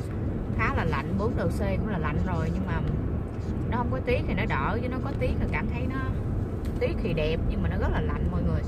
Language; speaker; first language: Vietnamese; native; Vietnamese